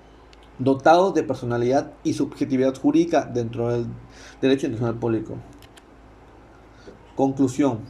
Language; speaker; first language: Spanish; native; Spanish